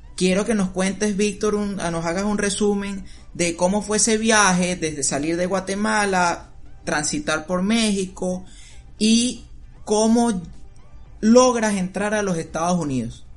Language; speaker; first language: Spanish; native; Spanish